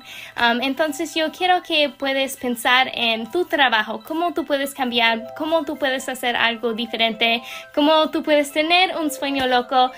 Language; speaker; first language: Spanish; non-native, learner; English